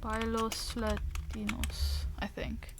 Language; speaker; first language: Spanish; non-native, learner; English